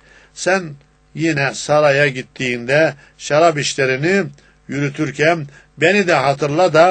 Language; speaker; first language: Turkish; native; Turkish